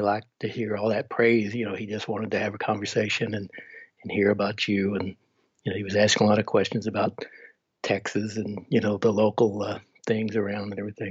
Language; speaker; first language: English; native; English